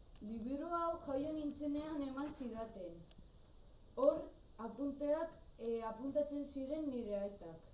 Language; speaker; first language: Basque; non-native, local second language; Spanish